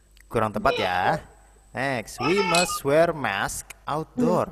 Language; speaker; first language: English; non-native, fluent; Indonesian